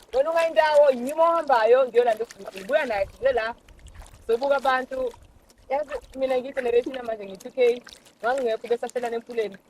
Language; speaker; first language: Zulu; native; Zulu